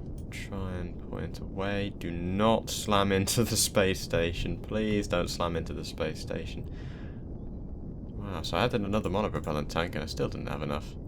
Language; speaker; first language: English; native; English